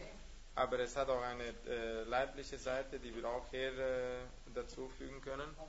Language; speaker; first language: German; non-native, fluent; Hungarian